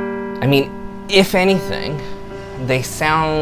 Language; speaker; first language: English; native; English